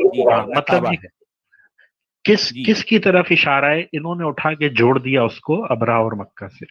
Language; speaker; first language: Urdu; native; Urdu